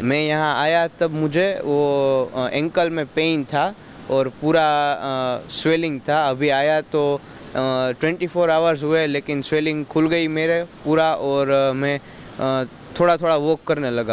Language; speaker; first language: Hindi; non-native, local second language; Gujarati